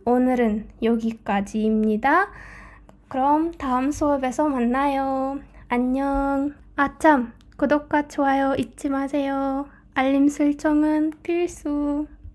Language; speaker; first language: Korean; non-native, fluent; Kazakh